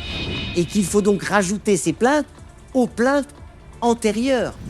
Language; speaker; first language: French; native; French